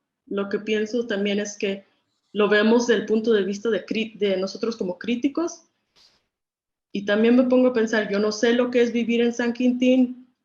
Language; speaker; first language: Spanish; early bilingual, other home language; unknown